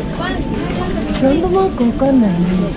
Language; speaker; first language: Japanese; native; Japanese